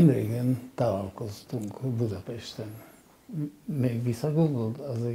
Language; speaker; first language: Hungarian; non-native, fluent; Slovak